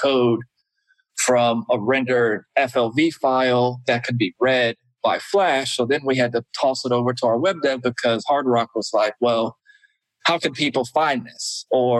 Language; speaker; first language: English; native; English